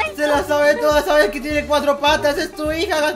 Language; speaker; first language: Spanish; native; Spanish